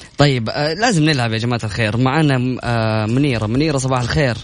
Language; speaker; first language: Arabic; native; Arabic